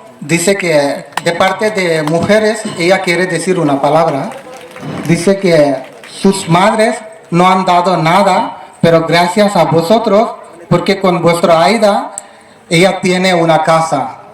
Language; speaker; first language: Spanish; non-native, fluent; Telugu